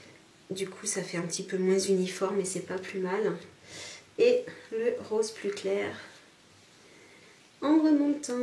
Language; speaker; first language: French; native; French